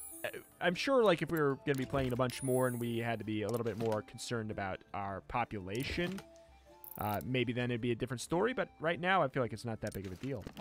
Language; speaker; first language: English; native; English